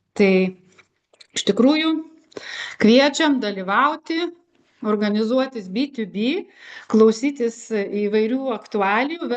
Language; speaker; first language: Lithuanian; native; Lithuanian